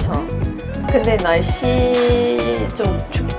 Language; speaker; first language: Korean; non-native, fluent; Swedish